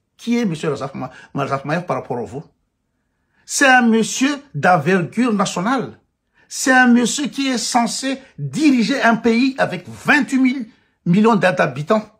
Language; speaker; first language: French; non-native, local second language; Malagasy